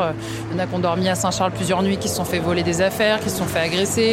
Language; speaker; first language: French; native; French